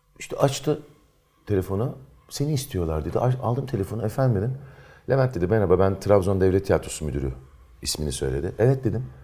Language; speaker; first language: Turkish; native; Turkish